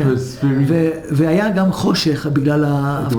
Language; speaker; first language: Hebrew; early bilingual, other home language; Hungarian